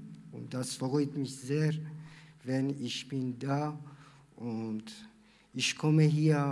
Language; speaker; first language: German; non-native, learner; Persian